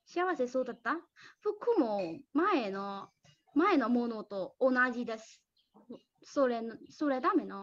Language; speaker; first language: Japanese; non-native, learner; Burmese